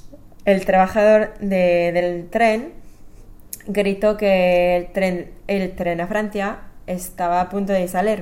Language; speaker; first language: Spanish; non-native, fluent; English